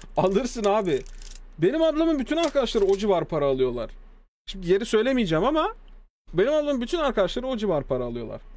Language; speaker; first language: Turkish; early bilingual, heritage; Turkish